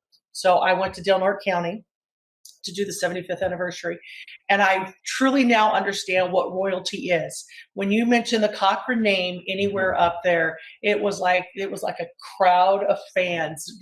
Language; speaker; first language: English; native; English